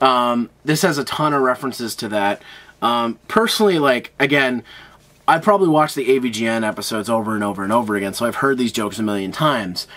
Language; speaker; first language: English; native; English